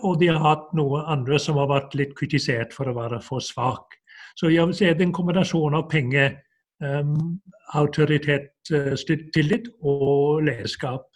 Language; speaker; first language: Norwegian; non-native, fluent; English